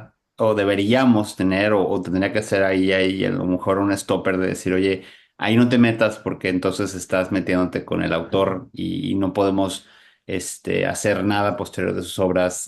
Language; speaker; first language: Spanish; native; Spanish